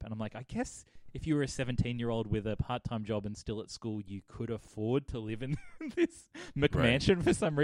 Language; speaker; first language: English; native; English